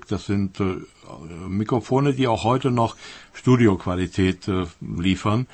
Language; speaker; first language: German; native; German